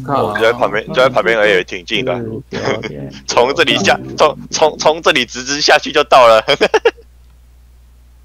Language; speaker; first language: Chinese; native; Chinese